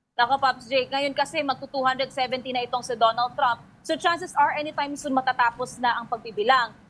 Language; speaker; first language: Filipino; native; Filipino